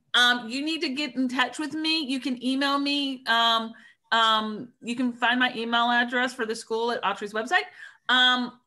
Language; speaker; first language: English; native; English